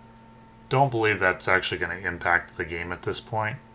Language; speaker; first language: English; native; English